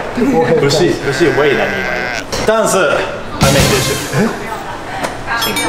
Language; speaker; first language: Chinese; non-native, learner; Japanese